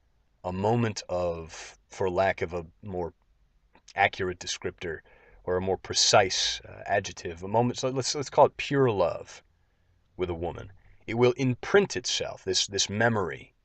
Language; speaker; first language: English; native; English